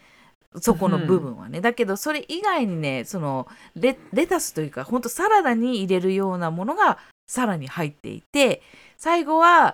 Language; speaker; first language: Japanese; native; Japanese